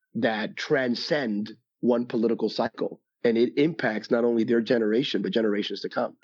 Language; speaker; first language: English; early bilingual, other home language; Spanish